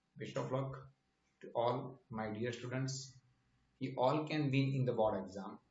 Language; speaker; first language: English; non-native, local second language; Gujarati